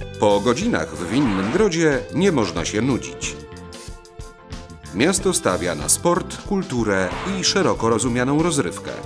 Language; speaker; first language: Polish; native; Polish